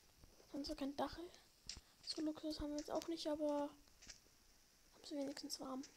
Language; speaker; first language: German; native; German